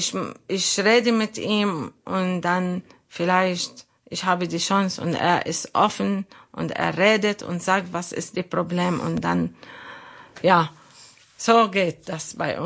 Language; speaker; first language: German; non-native, learner; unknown